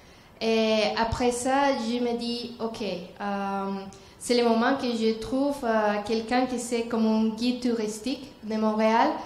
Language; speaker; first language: French; non-native, learner; Spanish